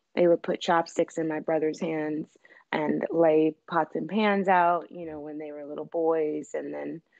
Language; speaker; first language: English; native; English